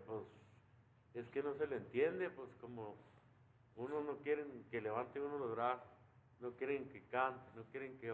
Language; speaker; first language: Spanish; native; Spanish